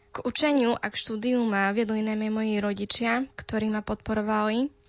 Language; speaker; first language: Slovak; non-native, local second language; Romany